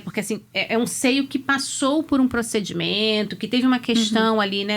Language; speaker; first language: Portuguese; native; Portuguese